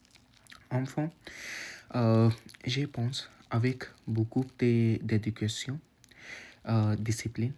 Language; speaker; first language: French; non-native, learner; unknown